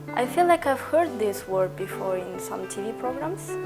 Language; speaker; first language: English; non-native, fluent; Kazakh